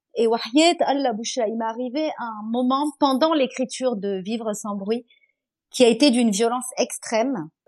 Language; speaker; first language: French; non-native, local second language; Arabic